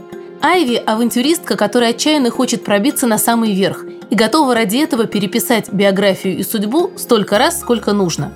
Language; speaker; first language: Russian; native; Russian